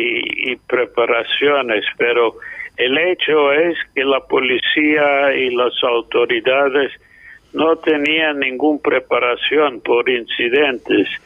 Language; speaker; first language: Spanish; non-native, fluent; English